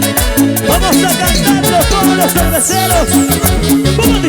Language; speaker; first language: Spanish; native; Spanish